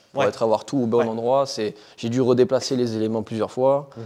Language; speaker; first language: French; native; French